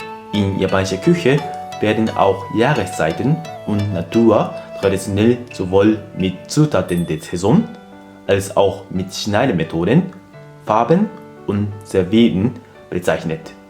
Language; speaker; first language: German; non-native, fluent; Japanese